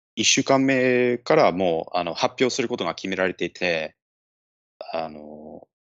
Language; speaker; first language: Japanese; non-native, fluent; English